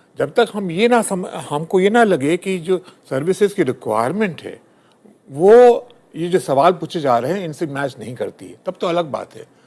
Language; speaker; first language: Hindi; native; Hindi